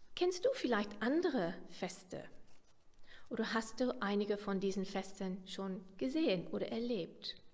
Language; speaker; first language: German; non-native, fluent; English